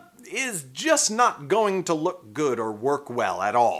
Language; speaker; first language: English; native; English